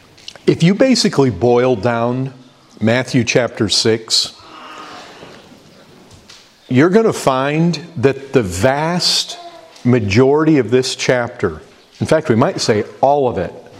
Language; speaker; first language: English; native; English